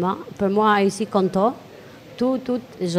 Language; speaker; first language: French; non-native, learner; Albanian